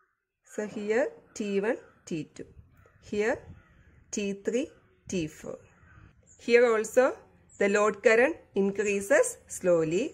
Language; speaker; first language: English; non-native, local second language; Malayalam